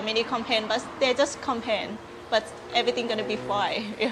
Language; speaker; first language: English; non-native, learner; Thai